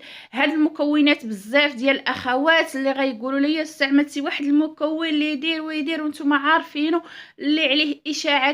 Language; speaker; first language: Arabic; native; Arabic